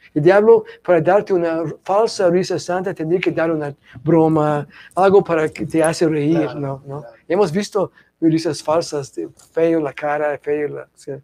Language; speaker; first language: Spanish; non-native, fluent; English